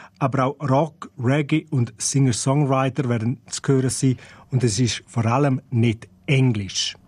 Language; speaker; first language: German; non-native, local second language; Romansh